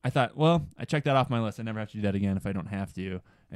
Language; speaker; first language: English; native; English